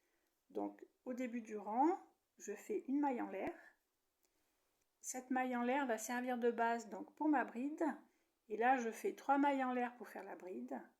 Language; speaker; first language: French; native; French